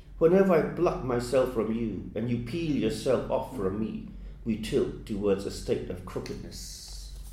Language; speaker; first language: English; non-native, fluent; Burmese